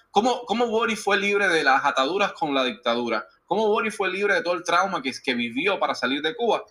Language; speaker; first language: Spanish; native; Spanish